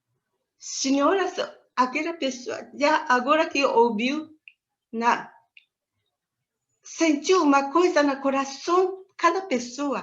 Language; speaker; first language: Portuguese; non-native, learner; Japanese